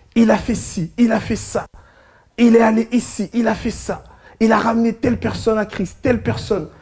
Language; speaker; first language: French; early bilingual, other home language; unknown